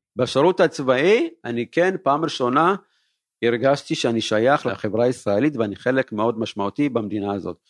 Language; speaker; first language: Hebrew; early bilingual, other home language; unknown